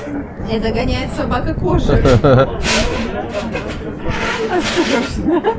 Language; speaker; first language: Russian; native; Russian